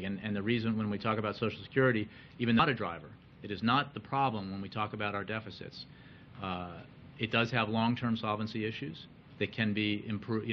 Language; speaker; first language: English; native; English